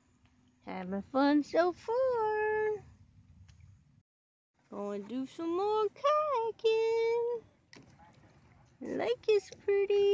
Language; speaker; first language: English; native; English